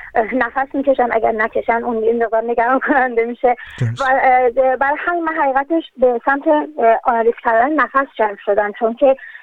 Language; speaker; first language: Persian; native; Persian